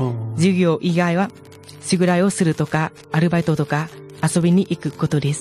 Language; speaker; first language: Japanese; non-native, learner; Vietnamese